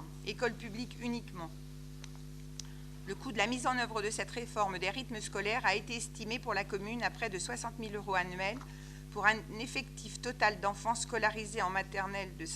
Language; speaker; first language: French; native; French